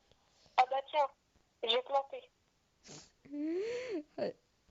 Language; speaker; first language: French; native; French